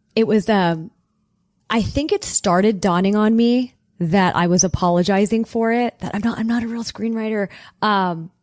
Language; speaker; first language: English; native; English